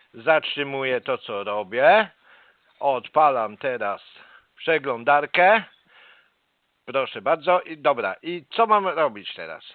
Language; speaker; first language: Polish; native; Polish